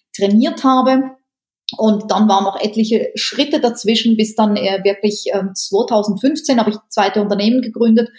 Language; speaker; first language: German; native; German